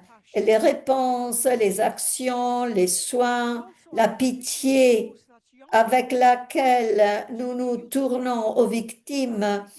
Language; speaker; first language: French; non-native, fluent; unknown